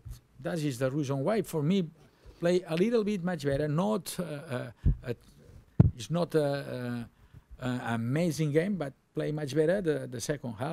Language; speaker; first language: English; non-native, learner; Catalan